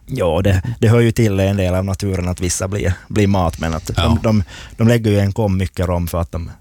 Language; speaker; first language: Swedish; native; Swedish